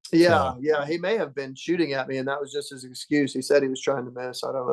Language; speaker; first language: English; native; English